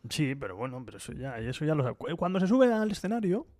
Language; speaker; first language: Spanish; non-native, local second language; Basque